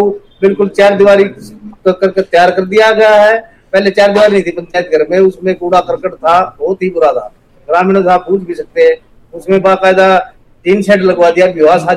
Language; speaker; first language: Hindi; native; Hindi